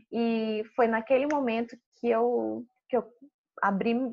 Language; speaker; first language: Portuguese; native; Portuguese